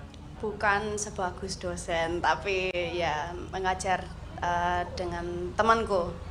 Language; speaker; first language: Indonesian; early bilingual, heritage; Indonesian